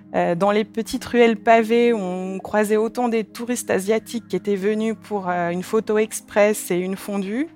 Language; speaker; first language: French; native; French